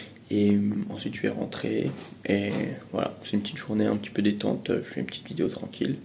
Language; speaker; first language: French; native; French